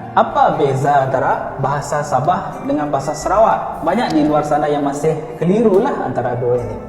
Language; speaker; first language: Malay; native; Malay